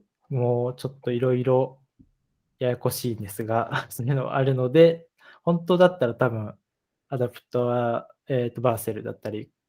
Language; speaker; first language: Japanese; native; Japanese